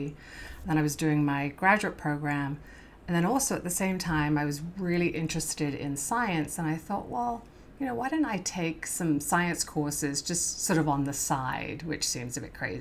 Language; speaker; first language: English; native; English